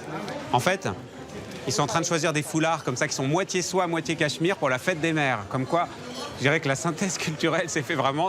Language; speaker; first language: French; native; French